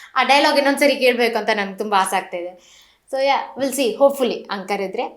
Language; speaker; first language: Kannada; non-native, local second language; Malayalam